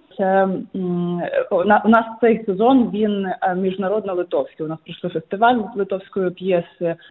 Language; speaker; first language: Ukrainian; native; Ukrainian